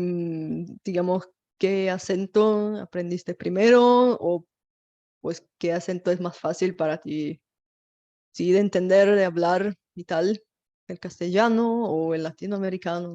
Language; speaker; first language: Spanish; non-native, fluent; Bulgarian